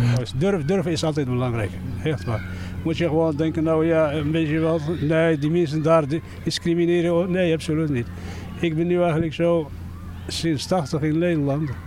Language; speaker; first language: Dutch; non-native, learner; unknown